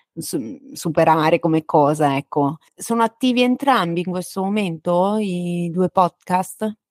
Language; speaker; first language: Italian; native; Italian